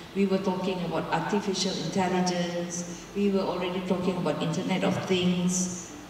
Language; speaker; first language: English; non-native, local second language; Malay